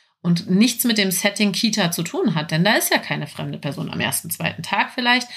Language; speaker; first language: German; native; German